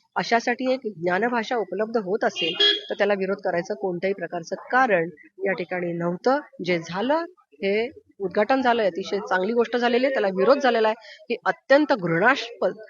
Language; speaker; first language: Marathi; native; Marathi